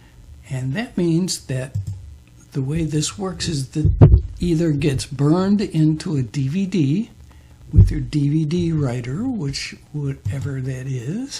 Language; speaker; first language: English; native; English